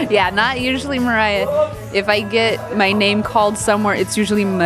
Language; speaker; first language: English; native; English